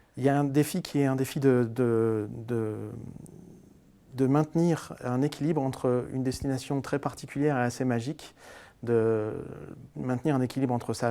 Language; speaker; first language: French; native; French